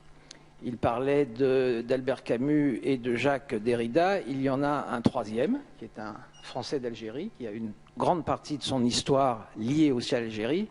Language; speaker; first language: French; native; French